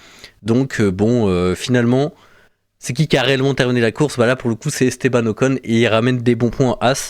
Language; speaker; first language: French; native; French